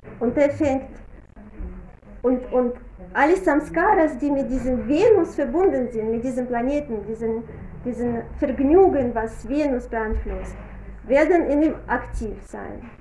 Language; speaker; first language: German; non-native, fluent; Russian